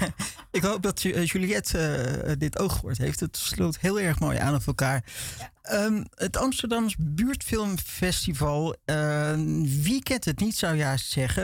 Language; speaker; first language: Dutch; native; Dutch